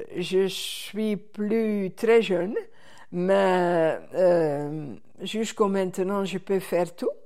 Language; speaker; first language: French; non-native, fluent; Dutch